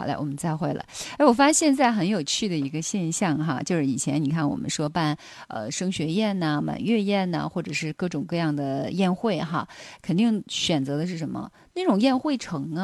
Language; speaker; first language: Chinese; native; Chinese